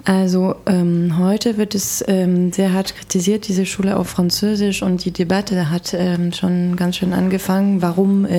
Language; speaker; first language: German; non-native, fluent; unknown